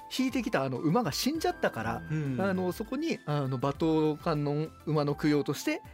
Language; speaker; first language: Japanese; native; Japanese